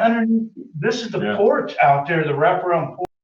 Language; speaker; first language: English; native; English